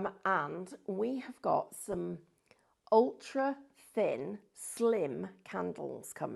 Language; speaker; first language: English; native; English